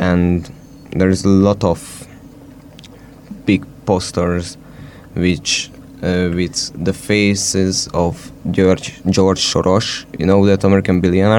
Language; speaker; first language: English; non-native, fluent; Hungarian